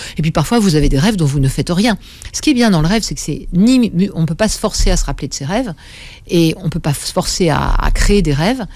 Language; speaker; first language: French; native; French